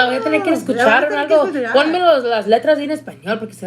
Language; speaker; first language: Spanish; early bilingual, other home language; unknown